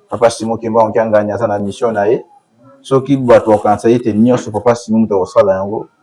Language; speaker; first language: Lingala; non-native, local second language; Kongo